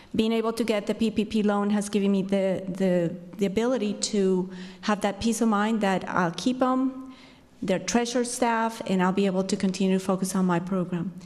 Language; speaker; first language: English; non-native, fluent; Spanish